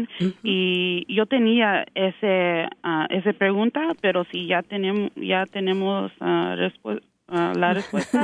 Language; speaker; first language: Spanish; early bilingual, heritage; English